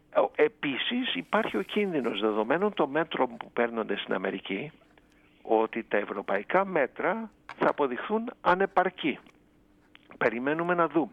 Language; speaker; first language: Greek; native; Greek